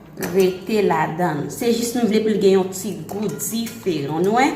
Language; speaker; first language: French; non-native, learner; Haitian Creole